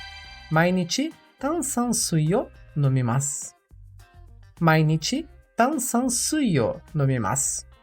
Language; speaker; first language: Japanese; non-native, learner; Portuguese